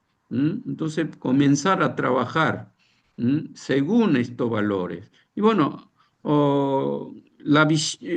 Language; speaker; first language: Spanish; non-native, fluent; Korean